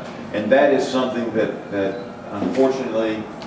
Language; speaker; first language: English; native; English